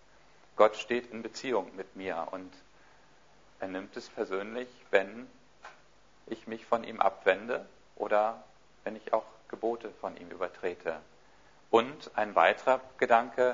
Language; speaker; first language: German; native; German